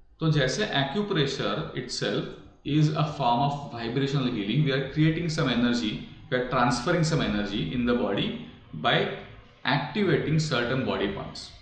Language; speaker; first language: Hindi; non-native, local second language; Marathi